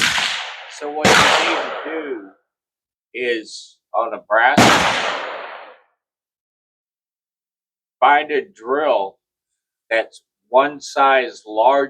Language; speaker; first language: English; native; English